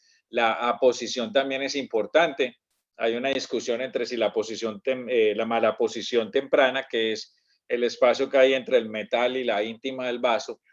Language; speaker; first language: Spanish; native; Spanish